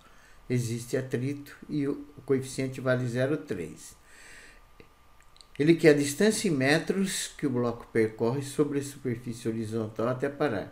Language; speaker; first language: Portuguese; native; Portuguese